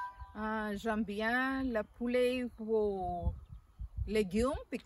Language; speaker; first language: French; non-native, fluent; Tamil